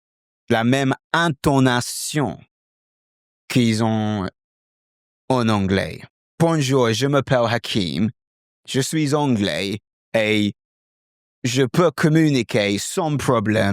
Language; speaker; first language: French; non-native, fluent; English